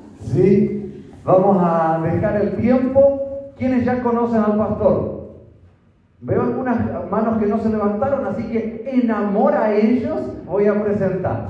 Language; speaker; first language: Spanish; native; Spanish